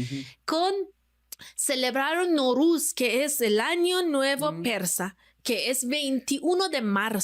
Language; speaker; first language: Spanish; non-native, fluent; Persian